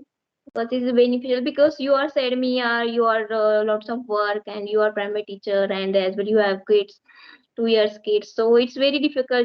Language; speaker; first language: English; non-native, learner; Marathi